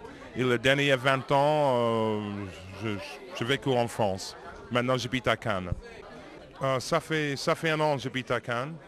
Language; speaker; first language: French; non-native, fluent; English